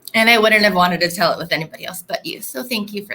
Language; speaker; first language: English; native; English